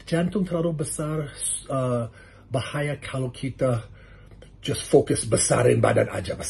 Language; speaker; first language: Indonesian; non-native, learner; English